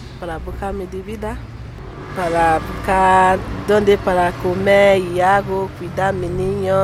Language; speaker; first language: Spanish; non-native, learner; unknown